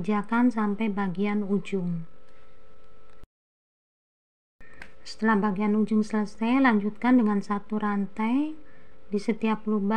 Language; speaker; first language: Indonesian; native; Indonesian